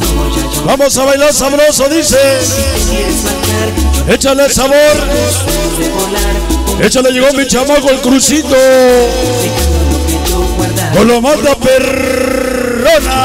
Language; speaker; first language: Spanish; native; Spanish